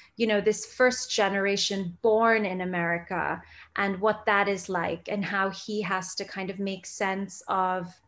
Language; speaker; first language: English; early bilingual, other home language; Gujarati